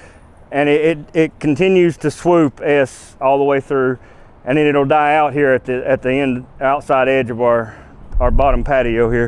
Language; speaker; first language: English; native; English